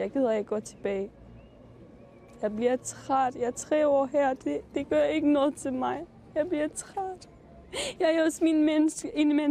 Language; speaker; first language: Danish; non-native, learner; Persian